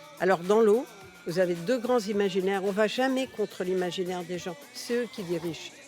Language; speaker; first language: French; early bilingual, other home language; Catalan